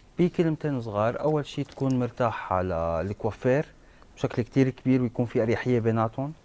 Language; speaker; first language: Arabic; native; Arabic